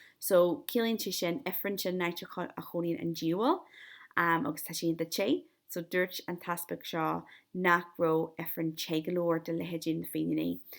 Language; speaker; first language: Irish; native; Irish